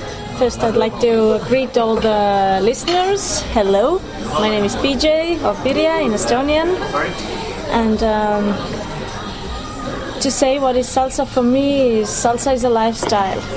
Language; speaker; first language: English; non-native, fluent; Estonian